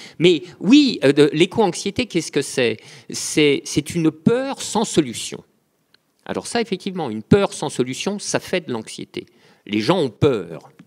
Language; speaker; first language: French; native; French